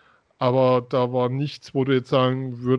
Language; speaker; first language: German; native; German